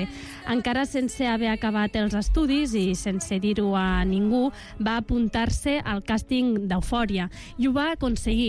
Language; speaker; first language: Catalan; native; Catalan